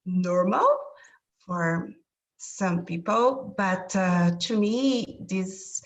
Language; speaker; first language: English; non-native, learner; Portuguese